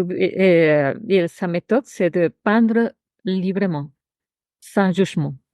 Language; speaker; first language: French; non-native, fluent; Spanish